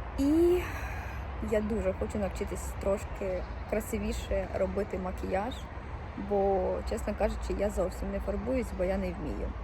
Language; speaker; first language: Ukrainian; native; Ukrainian